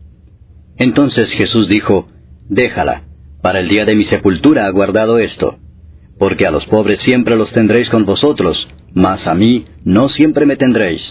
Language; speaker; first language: Spanish; native; Spanish